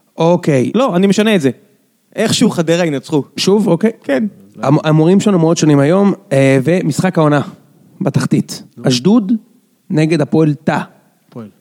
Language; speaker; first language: Hebrew; native; Hebrew